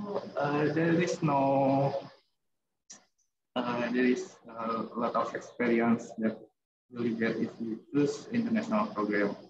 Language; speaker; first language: English; non-native, learner; Indonesian